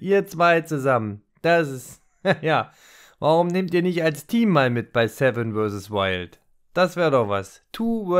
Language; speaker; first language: German; native; German